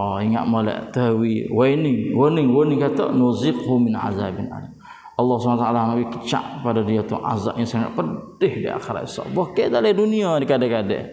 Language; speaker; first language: Malay; native; Malay